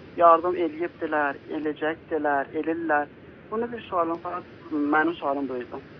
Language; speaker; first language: Azerbaijani; native; Azerbaijani